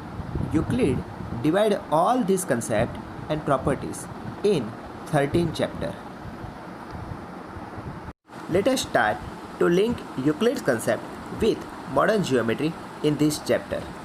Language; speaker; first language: English; non-native, local second language; Gujarati